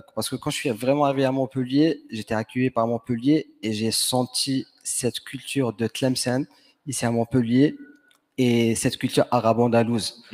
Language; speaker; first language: French; non-native, local second language; Arabic